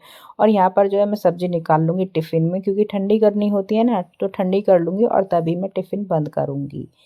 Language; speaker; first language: Hindi; native; Hindi